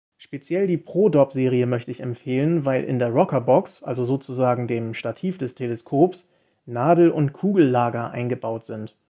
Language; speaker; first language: German; native; German